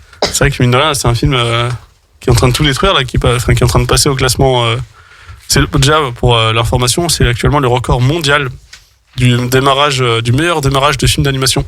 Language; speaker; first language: French; native; French